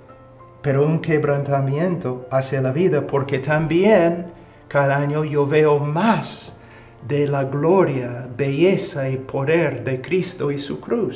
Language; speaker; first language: Spanish; non-native, fluent; English